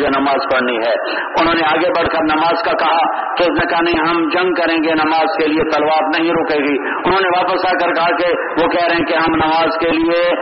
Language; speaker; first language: Urdu; non-native, local second language; Punjabi